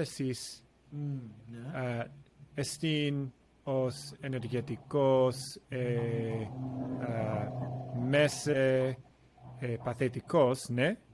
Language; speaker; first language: Greek; non-native, learner; English